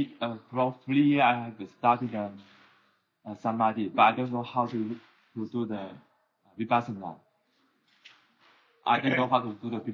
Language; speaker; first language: English; non-native, learner; Chinese